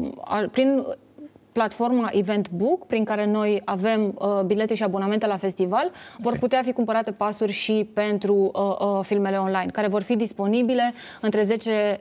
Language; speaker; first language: Romanian; native; Romanian